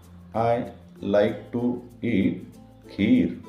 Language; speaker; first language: English; non-native, learner; Marathi